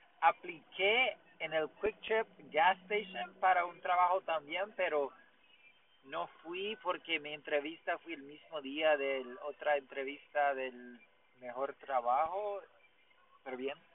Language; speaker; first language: Spanish; non-native, learner; English